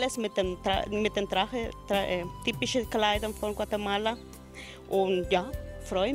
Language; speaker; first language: German; non-native, learner; Spanish